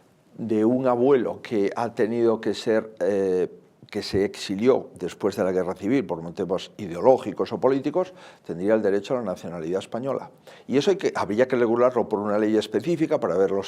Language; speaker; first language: Spanish; native; Spanish